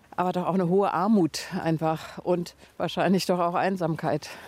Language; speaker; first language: German; native; German